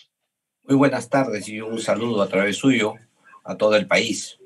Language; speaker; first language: Spanish; native; Spanish